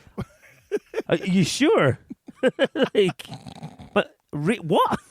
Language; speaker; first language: English; native; English